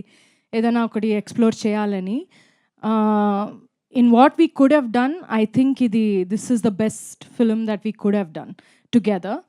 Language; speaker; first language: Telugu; non-native, fluent; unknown